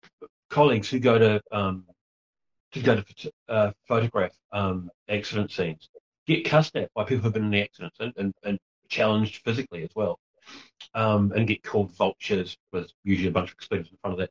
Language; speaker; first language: English; native; English